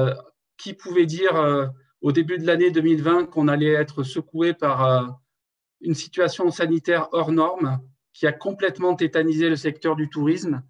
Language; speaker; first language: French; native; French